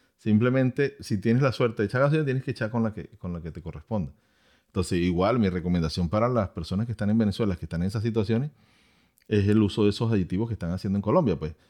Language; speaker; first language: Spanish; native; Spanish